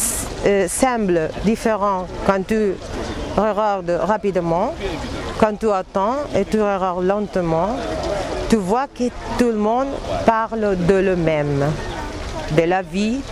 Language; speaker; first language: French; non-native, learner; Spanish